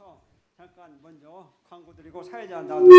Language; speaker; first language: Korean; native; Korean